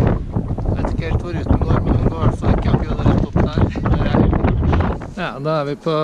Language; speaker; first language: Norwegian; native; Norwegian